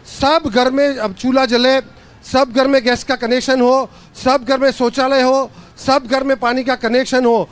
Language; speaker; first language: Hindi; non-native, local second language; Gujarati